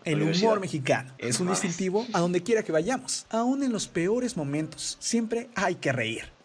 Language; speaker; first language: Spanish; native; Spanish